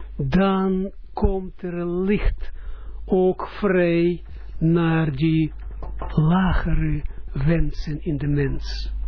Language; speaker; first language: Dutch; non-native, fluent; Russian